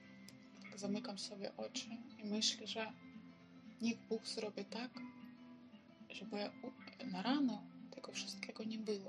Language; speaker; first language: Polish; non-native, learner; Ukrainian